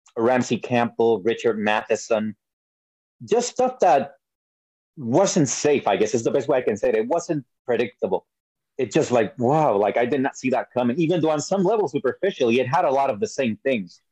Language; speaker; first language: English; early bilingual, other home language; Spanish